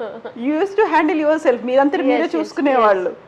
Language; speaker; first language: Telugu; native; Telugu